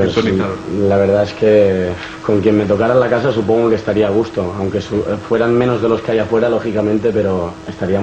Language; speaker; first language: Spanish; native; Spanish